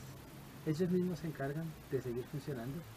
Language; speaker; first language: Spanish; native; Spanish